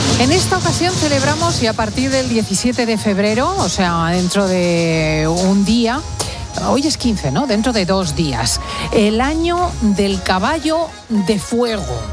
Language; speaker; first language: Spanish; native; Spanish